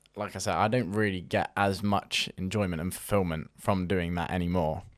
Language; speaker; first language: English; native; English